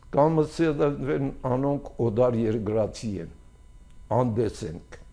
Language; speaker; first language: Armenian; early bilingual, heritage; Armenian